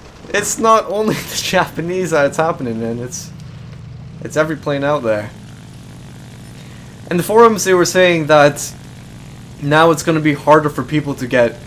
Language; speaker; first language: English; native; English